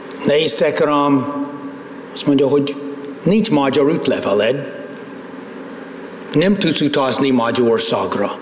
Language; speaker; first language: Hungarian; non-native, fluent; English